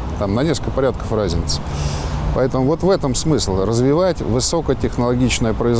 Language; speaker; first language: Russian; native; Russian